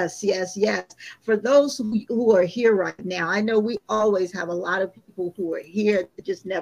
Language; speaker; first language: English; native; English